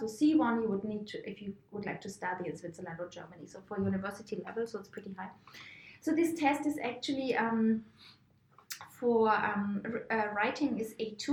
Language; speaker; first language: English; non-native, fluent; German